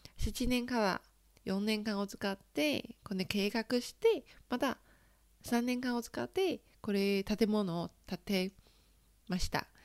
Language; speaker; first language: Japanese; non-native, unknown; Chinese